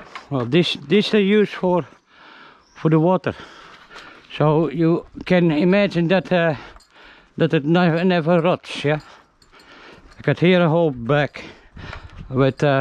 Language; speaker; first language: English; non-native, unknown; Dutch